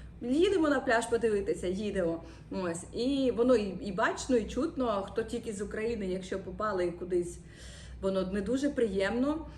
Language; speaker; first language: Ukrainian; native; Ukrainian